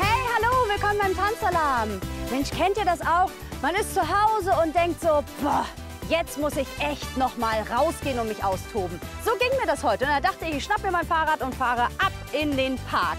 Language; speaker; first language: German; native; German